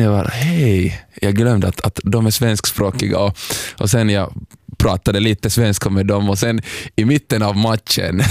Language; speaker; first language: Swedish; non-native, fluent; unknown